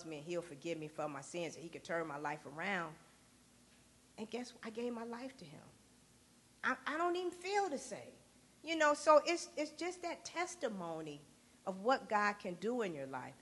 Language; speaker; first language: English; native; English